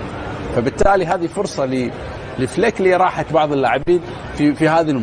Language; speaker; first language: Arabic; native; Arabic